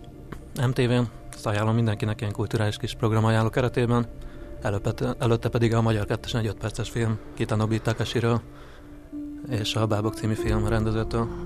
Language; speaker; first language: Hungarian; native; Hungarian